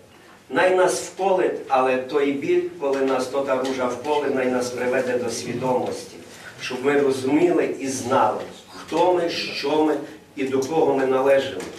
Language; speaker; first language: Ukrainian; native; Ukrainian